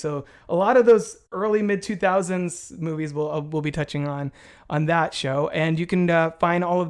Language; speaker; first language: English; native; English